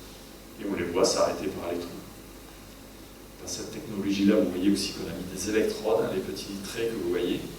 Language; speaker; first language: French; native; French